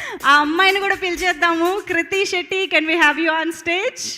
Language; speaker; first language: Telugu; native; Telugu